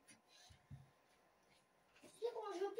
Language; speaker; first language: French; native; French